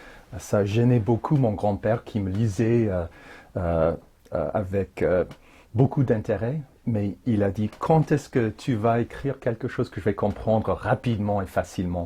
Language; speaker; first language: French; non-native, fluent; English